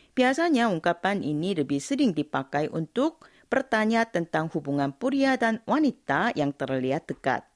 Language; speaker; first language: Indonesian; non-native, fluent; Korean